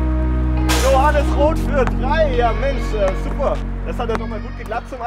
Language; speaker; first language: German; native; German